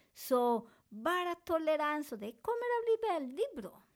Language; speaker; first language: Swedish; non-native, learner; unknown